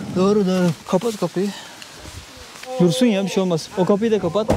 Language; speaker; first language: Turkish; native; Turkish